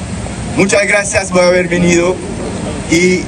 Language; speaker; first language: Spanish; non-native, fluent; French